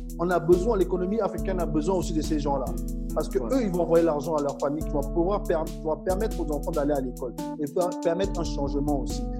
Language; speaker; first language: French; non-native, fluent; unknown